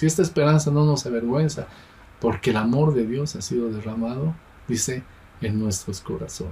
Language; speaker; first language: Spanish; native; Spanish